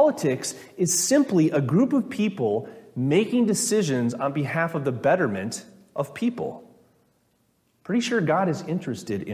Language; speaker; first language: English; native; English